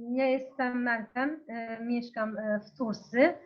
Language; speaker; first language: Polish; non-native, learner; Turkish